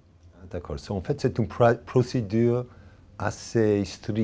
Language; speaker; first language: French; non-native, fluent; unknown